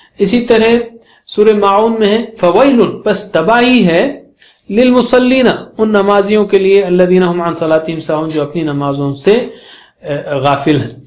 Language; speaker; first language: Urdu; native; Urdu